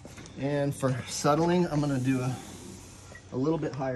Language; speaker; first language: English; native; English